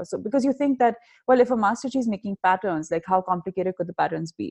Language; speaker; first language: English; non-native, local second language; Hindi